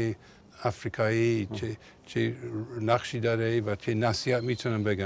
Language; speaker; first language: Persian; non-native, fluent; English